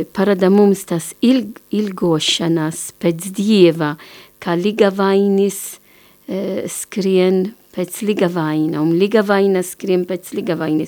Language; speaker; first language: Latvian; non-native, learner; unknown